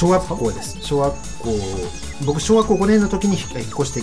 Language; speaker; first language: Japanese; native; Japanese